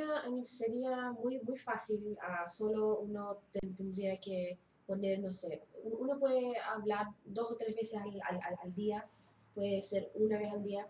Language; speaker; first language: Spanish; early bilingual, heritage; Spanish